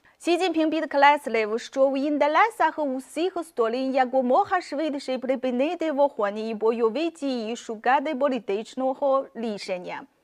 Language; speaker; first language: Ukrainian; non-native, fluent; Chinese